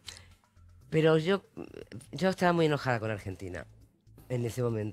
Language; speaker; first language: Spanish; native; Spanish